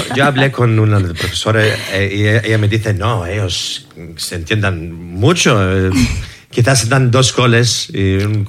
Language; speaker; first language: Spanish; non-native, fluent; English